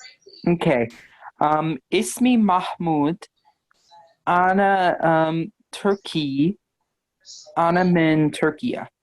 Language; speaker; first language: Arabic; non-native, learner; English